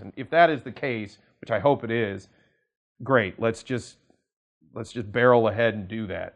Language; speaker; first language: English; native; English